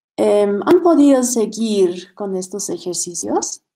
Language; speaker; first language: Spanish; non-native, fluent; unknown